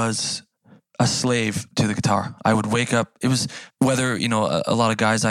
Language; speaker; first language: English; native; English